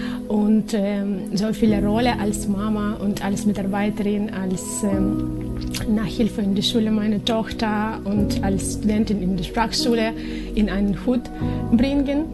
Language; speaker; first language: German; non-native, fluent; Ukrainian